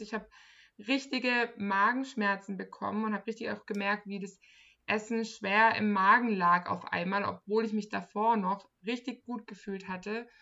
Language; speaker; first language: German; native; German